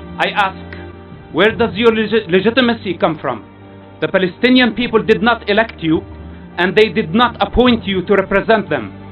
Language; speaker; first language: English; non-native, fluent; Arabic